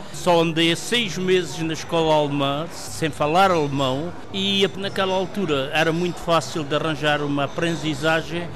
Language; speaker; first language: Portuguese; native; Portuguese